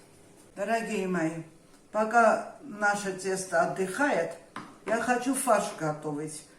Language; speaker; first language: Russian; non-native, fluent; Armenian